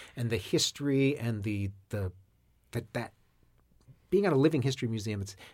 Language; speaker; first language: English; native; English